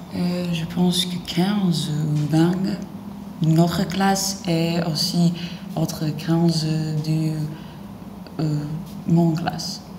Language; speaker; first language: French; non-native, learner; Lithuanian